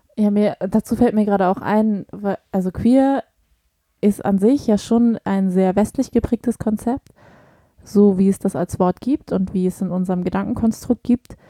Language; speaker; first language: German; early bilingual, other home language; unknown